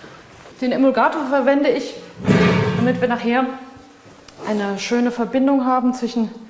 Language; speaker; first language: German; native; German